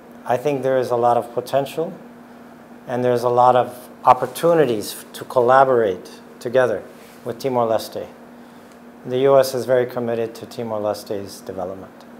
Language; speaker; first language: English; native; English